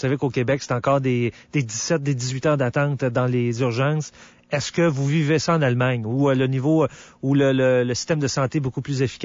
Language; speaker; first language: French; native; French